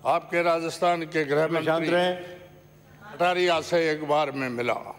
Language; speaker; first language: Hindi; native; Hindi